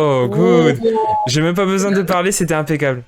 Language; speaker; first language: French; native; French